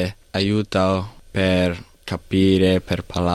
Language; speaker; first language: Italian; non-native, learner; English